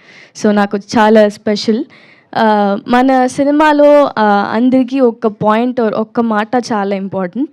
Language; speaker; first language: Telugu; non-native, learner; Tamil